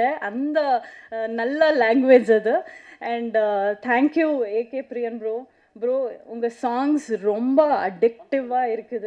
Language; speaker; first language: Tamil; non-native, learner; Kannada